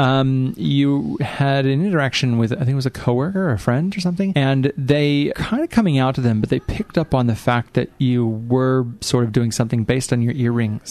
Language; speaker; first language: English; native; English